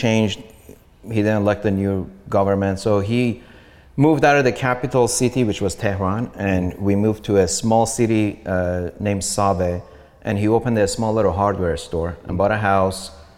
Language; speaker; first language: English; non-native, fluent; Persian